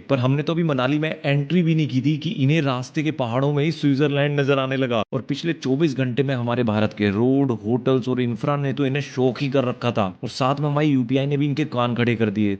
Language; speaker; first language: Hindi; native; Hindi